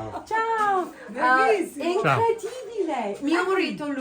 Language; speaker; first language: Italian; non-native, learner; English